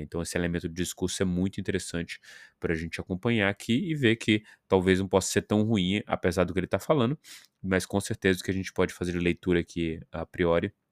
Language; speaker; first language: Portuguese; native; Portuguese